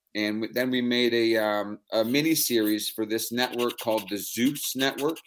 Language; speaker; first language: English; native; English